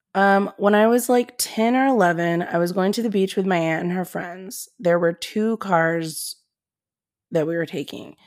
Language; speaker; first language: English; native; English